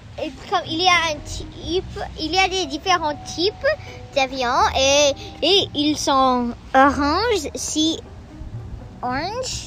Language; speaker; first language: French; non-native, learner; English